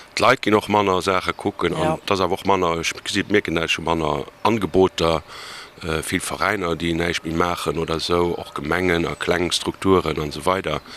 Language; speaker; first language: Luxembourgish; native; Luxembourgish